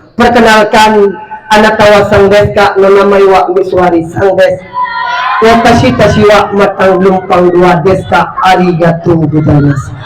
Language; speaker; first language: Malay; non-native, local second language; Achinese